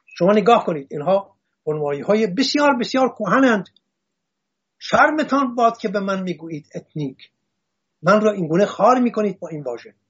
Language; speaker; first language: Persian; non-native, local second language; Assyrian Neo-Aramaic